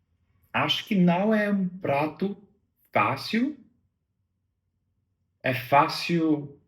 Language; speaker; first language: Portuguese; non-native, learner; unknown